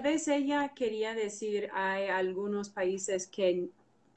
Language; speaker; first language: Spanish; non-native, fluent; English